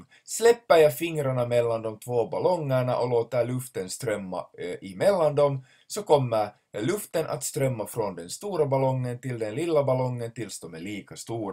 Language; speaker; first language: Swedish; native; Swedish